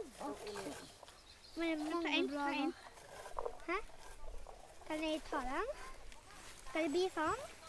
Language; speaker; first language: Norwegian; early bilingual, other home language; Thai